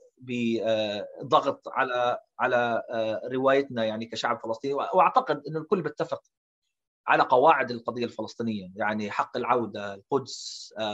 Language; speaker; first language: Arabic; early bilingual, heritage; Arabic